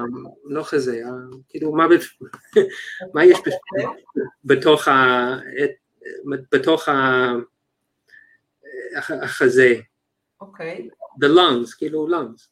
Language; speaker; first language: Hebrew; non-native, fluent; English